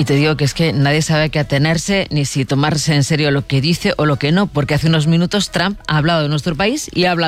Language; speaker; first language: Spanish; native; Spanish